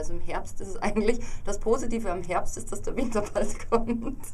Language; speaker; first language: German; native; German